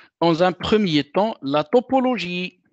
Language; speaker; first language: French; non-native, local second language; Arabic